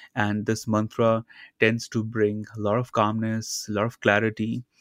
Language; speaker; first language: English; non-native, local second language; Hindi